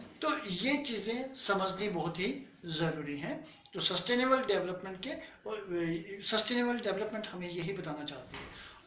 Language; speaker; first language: Hindi; native; Hindi